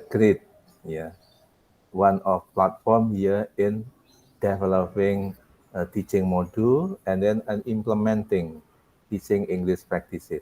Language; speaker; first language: English; non-native, learner; Indonesian